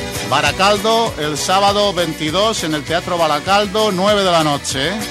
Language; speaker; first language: Spanish; native; Spanish